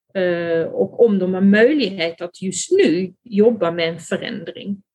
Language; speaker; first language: Swedish; non-native, fluent; Dutch